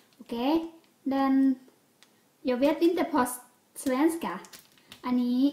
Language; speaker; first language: Swedish; non-native, learner; Thai